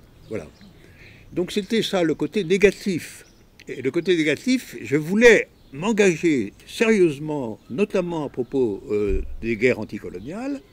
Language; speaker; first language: French; native; French